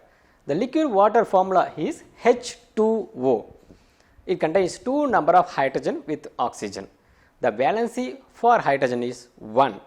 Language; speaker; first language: English; non-native, local second language; Tamil